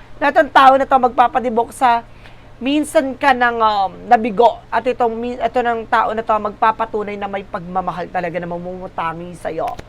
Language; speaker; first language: Filipino; native; Filipino